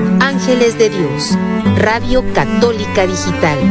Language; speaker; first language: Spanish; native; Spanish